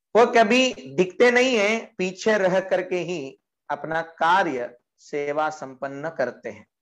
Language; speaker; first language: Hindi; non-native, local second language; Marathi